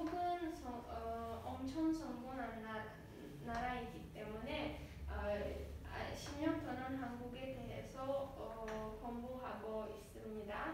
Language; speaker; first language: Korean; non-native, learner; Azerbaijani